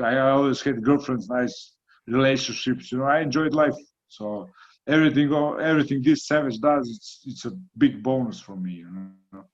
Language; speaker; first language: English; non-native, fluent; Croatian